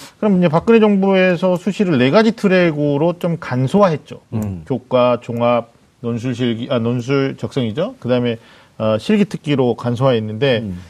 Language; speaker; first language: Korean; native; Korean